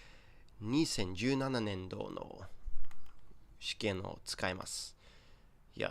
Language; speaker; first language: Japanese; non-native, fluent; English